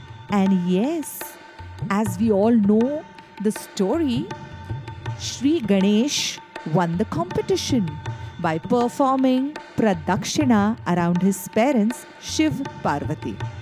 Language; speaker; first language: English; non-native, local second language; Marathi